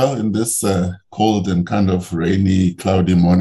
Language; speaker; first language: English; non-native, local second language; Xhosa